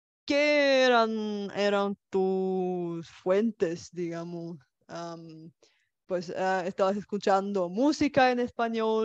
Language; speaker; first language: Spanish; non-native, fluent; Bulgarian